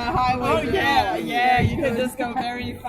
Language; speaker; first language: English; non-native, fluent; Italian